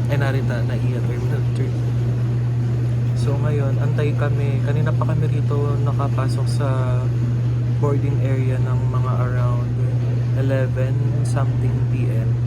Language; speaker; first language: Filipino; native; Filipino